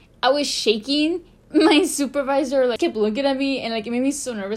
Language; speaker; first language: English; early bilingual, other home language; Spanish